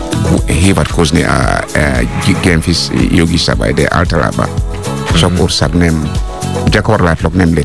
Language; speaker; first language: Hungarian; non-native, fluent; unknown